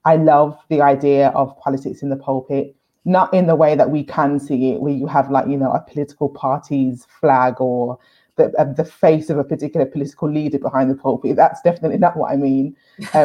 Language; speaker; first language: English; native; English